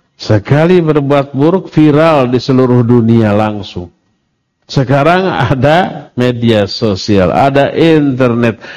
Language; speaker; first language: Indonesian; non-native, local second language; Sundanese